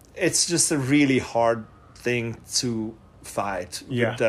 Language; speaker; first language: English; non-native, fluent; Hungarian